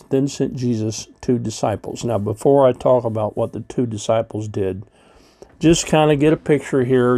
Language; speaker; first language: English; native; English